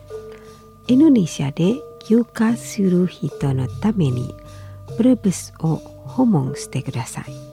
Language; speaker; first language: Japanese; non-native, fluent; Indonesian